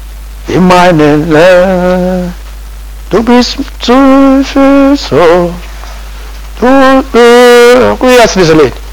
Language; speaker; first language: German; non-native, fluent; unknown